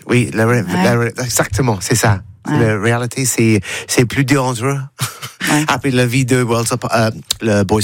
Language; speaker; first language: French; non-native, learner; English